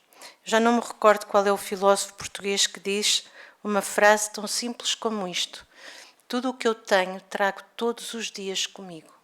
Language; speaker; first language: Portuguese; native; Portuguese